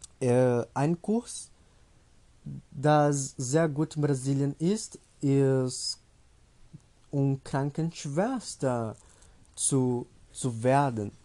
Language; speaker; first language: German; non-native, learner; Portuguese